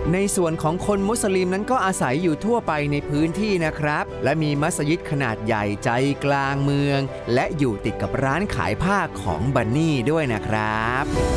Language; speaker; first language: Thai; native; Thai